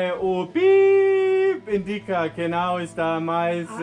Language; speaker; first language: Portuguese; non-native, learner; Danish